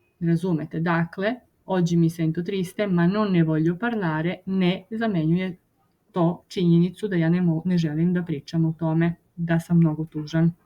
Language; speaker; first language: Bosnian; non-native, fluent; Italian